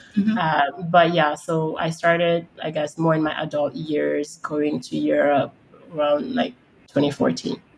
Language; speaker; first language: English; early bilingual, heritage; English